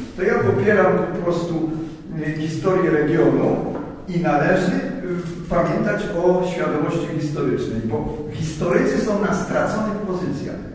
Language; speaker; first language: Polish; native; Polish